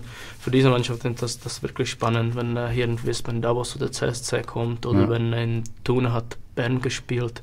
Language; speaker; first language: German; non-native, learner; Czech